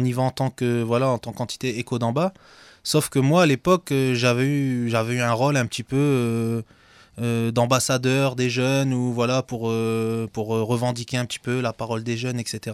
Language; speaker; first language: French; native; French